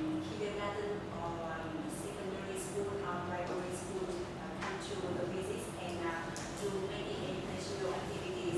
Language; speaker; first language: English; non-native, local second language; Vietnamese